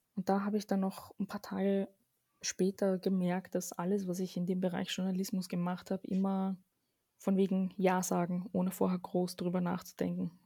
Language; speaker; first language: German; early bilingual, other home language; Arabic